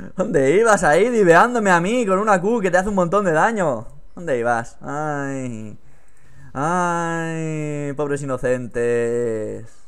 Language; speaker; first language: Spanish; native; Spanish